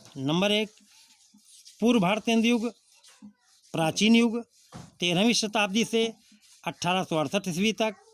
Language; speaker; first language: Hindi; native; Hindi